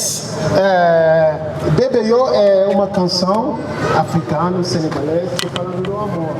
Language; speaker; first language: Portuguese; non-native, fluent; Wolof